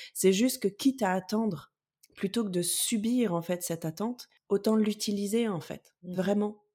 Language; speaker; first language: French; native; French